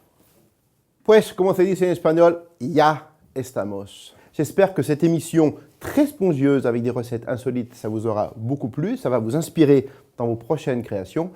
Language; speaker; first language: French; native; French